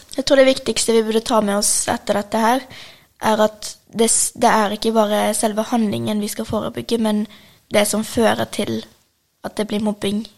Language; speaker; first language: Norwegian; early bilingual, other home language; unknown